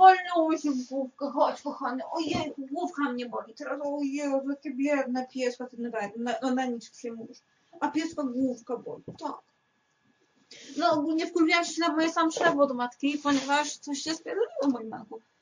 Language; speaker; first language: Polish; native; Polish